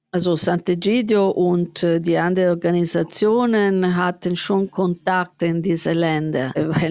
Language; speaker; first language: German; non-native, fluent; Italian